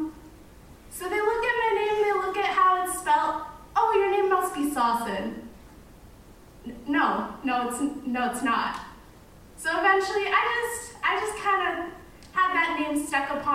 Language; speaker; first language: English; non-native, fluent; Arabic